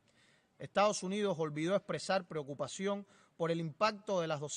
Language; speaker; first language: Spanish; native; Spanish